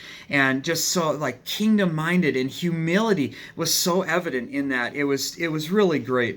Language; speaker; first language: English; native; English